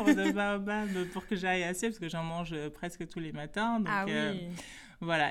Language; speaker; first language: French; non-native, fluent; Portuguese